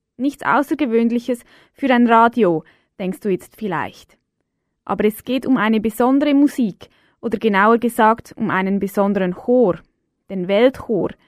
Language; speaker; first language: German; native; German